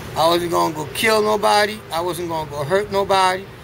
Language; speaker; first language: English; native; English